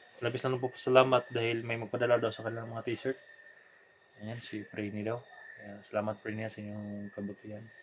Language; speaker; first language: Filipino; non-native, local second language; Cebuano